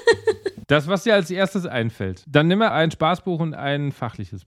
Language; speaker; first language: German; native; German